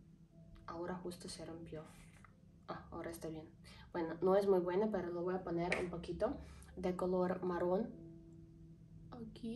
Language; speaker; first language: Spanish; non-native, learner; Ukrainian